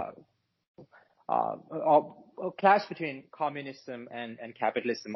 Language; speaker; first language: English; non-native, local second language; Sinhala